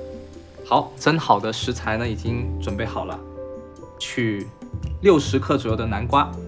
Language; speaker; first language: Chinese; native; Chinese